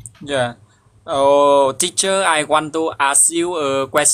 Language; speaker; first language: English; non-native, learner; Vietnamese